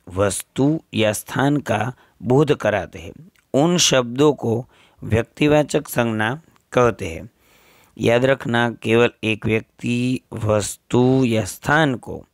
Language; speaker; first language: Hindi; non-native, local second language; Gujarati